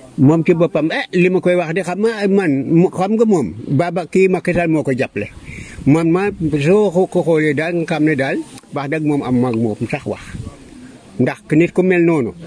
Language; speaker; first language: Wolof; non-native, local second language; Serer